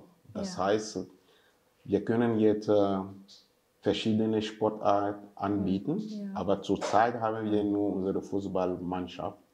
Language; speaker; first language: German; non-native, fluent; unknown